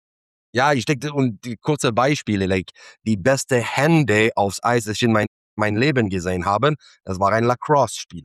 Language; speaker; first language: German; non-native, fluent; English